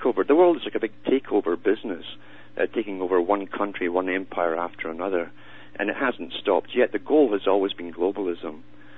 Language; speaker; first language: English; native; English